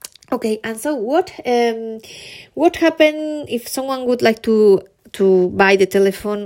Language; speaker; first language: English; non-native, learner; Spanish